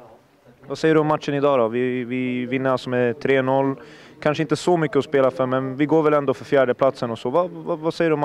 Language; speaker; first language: Swedish; native; Swedish